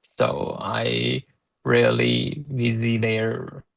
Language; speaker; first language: English; non-native, learner; Chinese